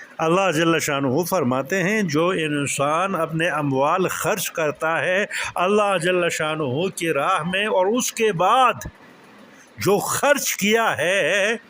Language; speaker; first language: Urdu; non-native, local second language; Pashto